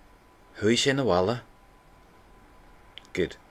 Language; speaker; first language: Irish; non-native, learner; English